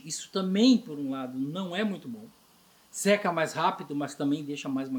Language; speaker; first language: Portuguese; native; Portuguese